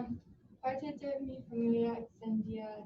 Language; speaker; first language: Spanish; non-native, learner; English